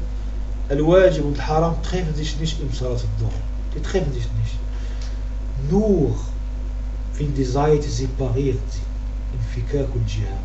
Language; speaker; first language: German; non-native, learner; Arabic